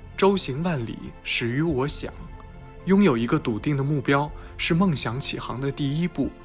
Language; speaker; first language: Chinese; native; Chinese